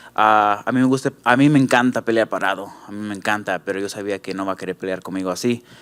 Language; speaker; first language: Spanish; early bilingual, heritage; Spanish